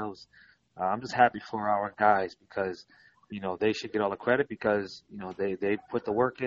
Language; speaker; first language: English; native; English